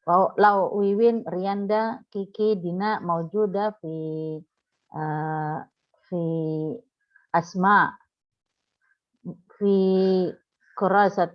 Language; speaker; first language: Arabic; non-native, fluent; Indonesian